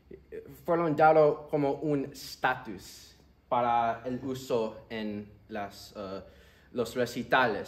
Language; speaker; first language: Spanish; early bilingual, heritage; Spanish